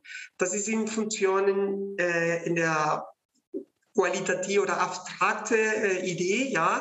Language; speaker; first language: German; non-native, fluent; Spanish